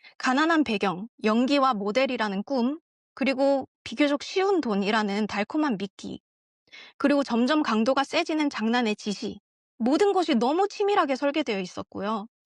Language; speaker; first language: Korean; early bilingual, heritage; Korean